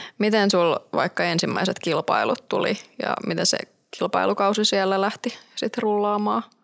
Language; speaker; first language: Finnish; native; Finnish